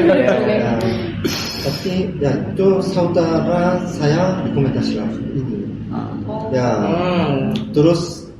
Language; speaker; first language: Indonesian; non-native, learner; Korean